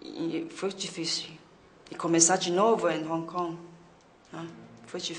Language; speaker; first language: Portuguese; non-native, learner; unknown